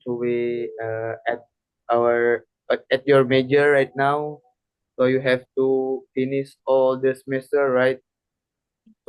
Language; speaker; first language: English; non-native, learner; Indonesian